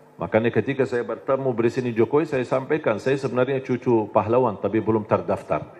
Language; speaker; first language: Indonesian; non-native, fluent; Arabic